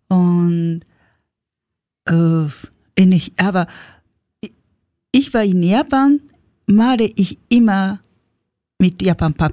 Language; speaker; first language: German; non-native, learner; Japanese